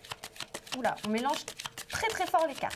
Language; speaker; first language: French; native; French